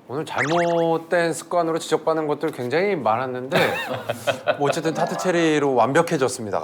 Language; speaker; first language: Korean; native; Korean